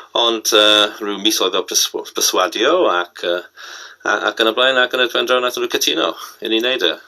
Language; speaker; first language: Welsh; non-native, local second language; English